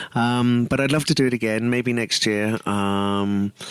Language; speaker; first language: English; native; English